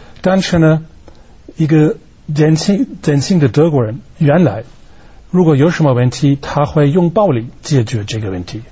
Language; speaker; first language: Chinese; non-native, fluent; German